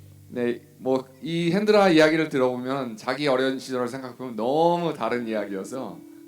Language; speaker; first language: Korean; native; Korean